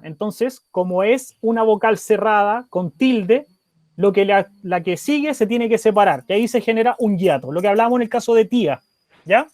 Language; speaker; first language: Spanish; native; Spanish